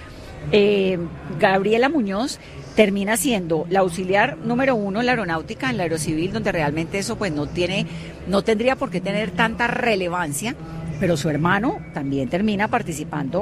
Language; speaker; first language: Spanish; native; Spanish